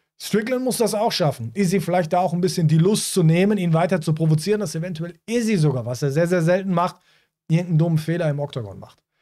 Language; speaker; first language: German; native; German